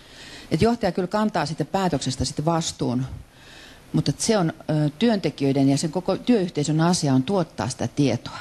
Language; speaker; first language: Finnish; native; Finnish